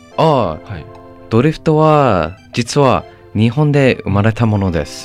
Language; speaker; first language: Japanese; non-native, learner; English